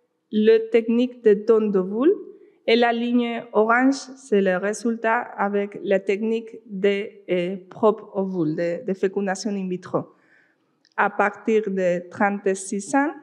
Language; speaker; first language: French; non-native, fluent; Spanish